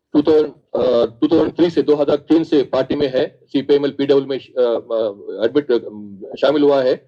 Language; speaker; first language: Hindi; non-native, local second language; Telugu